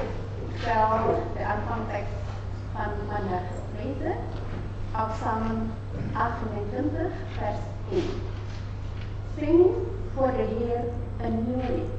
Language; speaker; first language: Dutch; non-native, fluent; Indonesian